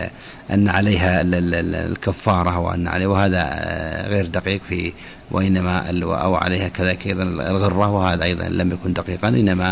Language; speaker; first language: Arabic; native; Arabic